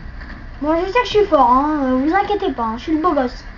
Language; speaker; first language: French; native; French